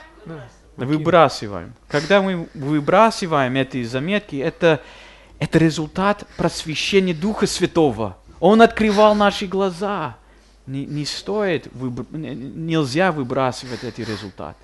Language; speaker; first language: Russian; non-native, fluent; English